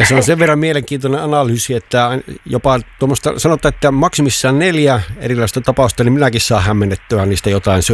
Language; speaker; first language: Finnish; native; Finnish